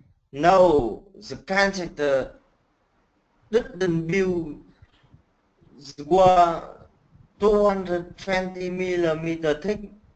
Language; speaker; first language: English; non-native, learner; Vietnamese